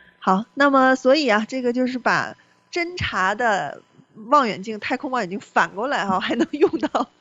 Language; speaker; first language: Chinese; native; Chinese